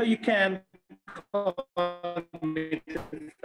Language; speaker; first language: English; non-native, learner; Bangla